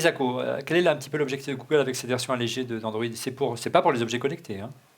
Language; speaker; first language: French; native; French